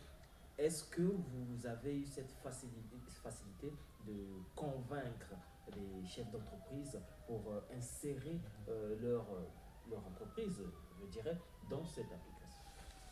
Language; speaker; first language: French; non-native, local second language; Lingala